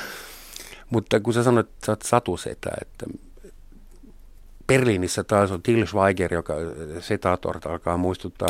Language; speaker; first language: Finnish; non-native, fluent; German